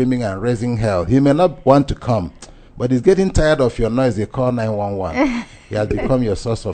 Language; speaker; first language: English; non-native, local second language; Igbo